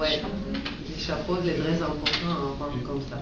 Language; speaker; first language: French; non-native, learner; Spanish